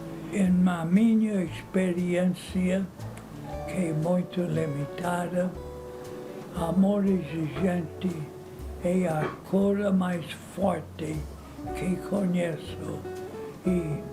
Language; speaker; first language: Portuguese; non-native, fluent; English